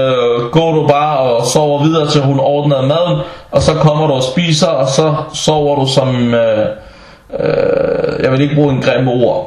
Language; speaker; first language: Danish; non-native, local second language; Arabic